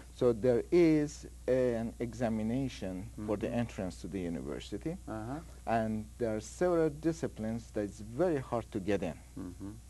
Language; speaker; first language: English; non-native, fluent; Persian